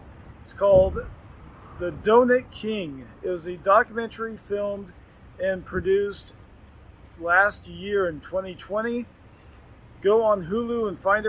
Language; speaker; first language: English; native; English